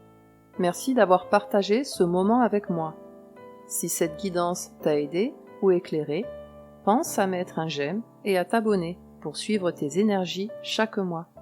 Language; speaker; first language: French; native; French